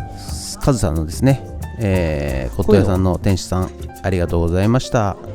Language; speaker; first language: Japanese; native; Japanese